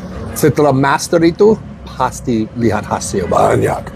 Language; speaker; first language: Indonesian; non-native, learner; English